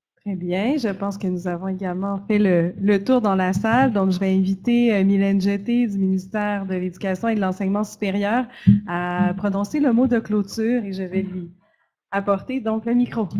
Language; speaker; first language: French; native; French